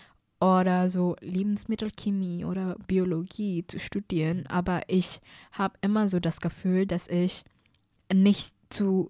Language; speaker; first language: German; non-native, fluent; Indonesian